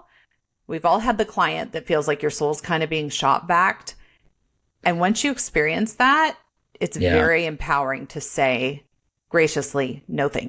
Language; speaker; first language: English; native; English